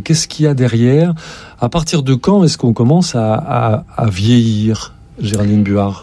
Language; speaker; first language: French; native; French